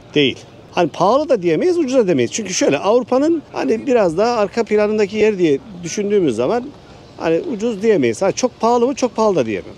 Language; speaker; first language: Turkish; native; Turkish